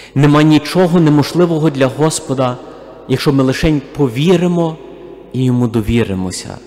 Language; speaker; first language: Ukrainian; native; Ukrainian